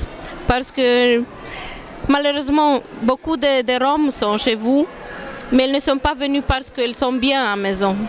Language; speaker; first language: French; non-native, fluent; Romanian